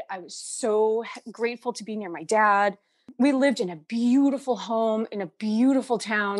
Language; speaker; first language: English; native; English